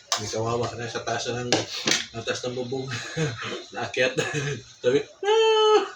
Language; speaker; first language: Filipino; non-native, local second language; Cebuano